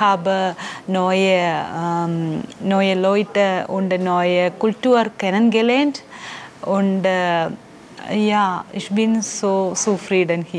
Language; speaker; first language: German; non-native, learner; Malayalam